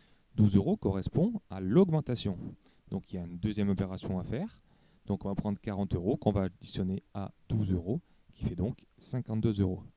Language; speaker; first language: French; native; French